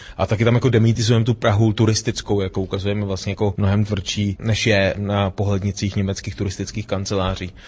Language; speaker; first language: Czech; native; Czech